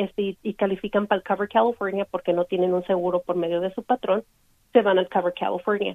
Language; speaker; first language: Spanish; native; Spanish